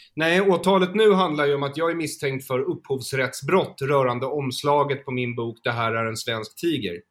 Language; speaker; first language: Swedish; native; Swedish